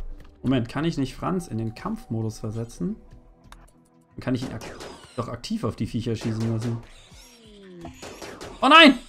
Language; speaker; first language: German; native; German